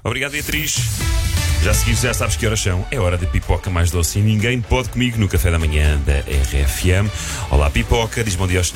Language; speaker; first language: Portuguese; native; Portuguese